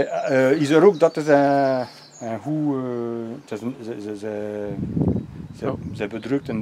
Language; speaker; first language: Dutch; non-native, local second language; French